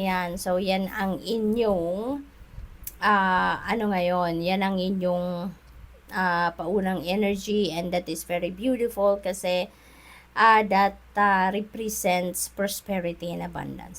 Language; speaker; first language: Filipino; native; Filipino